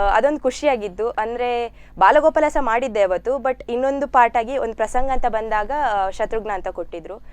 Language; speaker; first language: Kannada; non-native, local second language; Tulu